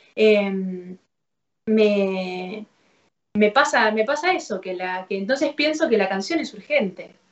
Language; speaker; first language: Spanish; native; Spanish